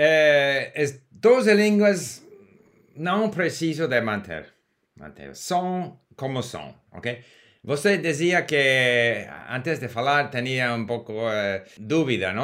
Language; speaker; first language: Portuguese; non-native, learner; English